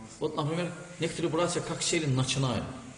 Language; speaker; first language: Russian; non-native, learner; Azerbaijani